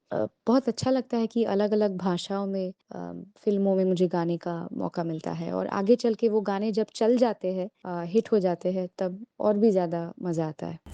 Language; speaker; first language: Hindi; non-native, local second language; Bangla